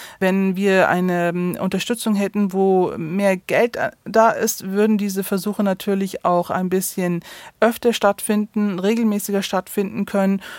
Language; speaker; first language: German; early bilingual, other home language; Turkish